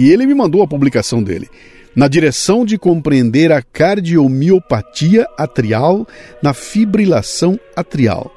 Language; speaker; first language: Portuguese; native; Portuguese